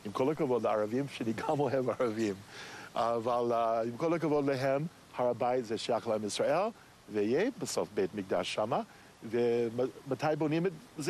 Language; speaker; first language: Hebrew; non-native, fluent; English